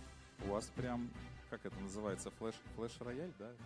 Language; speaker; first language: Russian; native; Russian